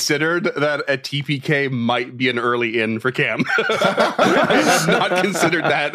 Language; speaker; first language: English; native; English